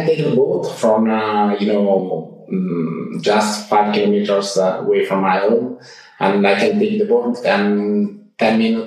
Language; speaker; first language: English; non-native, fluent; Italian